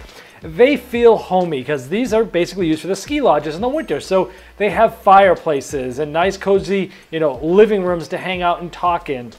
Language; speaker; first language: English; native; English